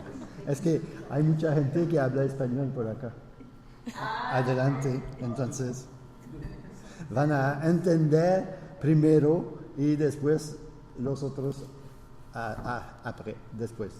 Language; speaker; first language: Spanish; non-native, fluent; French